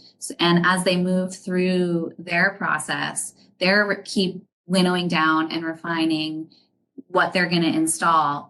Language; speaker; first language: English; native; English